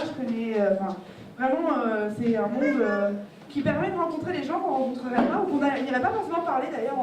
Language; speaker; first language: French; native; French